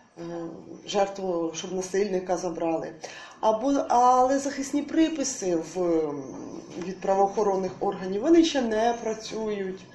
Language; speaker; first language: Ukrainian; native; Ukrainian